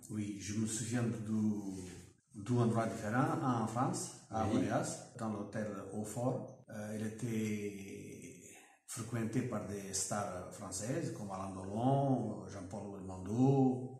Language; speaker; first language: French; non-native, fluent; Portuguese